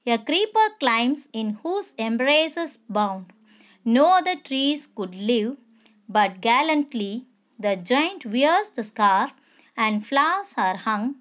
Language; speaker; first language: English; non-native, local second language; Tamil